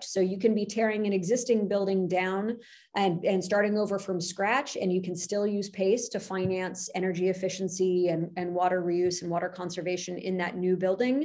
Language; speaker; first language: English; native; English